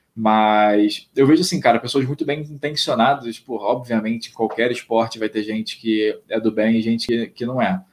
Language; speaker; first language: Portuguese; native; Portuguese